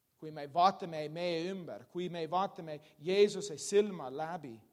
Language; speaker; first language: Estonian; non-native, learner; English